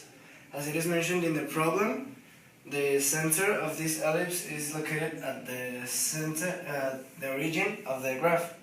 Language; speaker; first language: English; non-native, fluent; Spanish